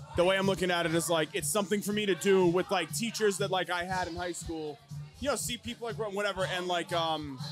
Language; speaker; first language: English; native; English